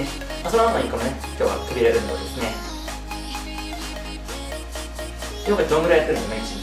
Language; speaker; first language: Japanese; native; Japanese